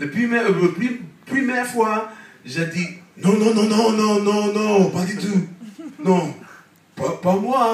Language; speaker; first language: French; non-native, learner; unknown